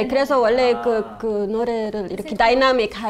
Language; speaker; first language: Korean; non-native, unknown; Arabic